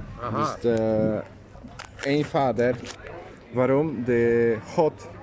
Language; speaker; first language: Dutch; non-native, learner; Polish